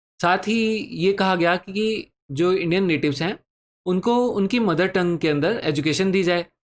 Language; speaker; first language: Hindi; native; Hindi